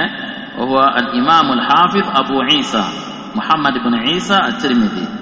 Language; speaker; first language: Arabic; non-native, fluent; Swahili